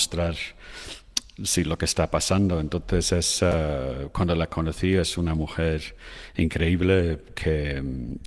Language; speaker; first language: Spanish; non-native, fluent; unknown